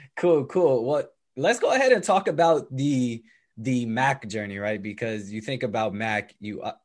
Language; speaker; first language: English; native; English